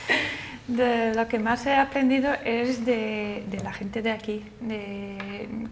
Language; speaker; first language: Spanish; non-native, fluent; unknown